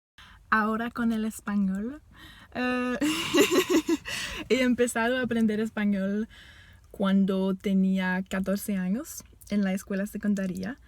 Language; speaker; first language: Spanish; non-native, fluent; French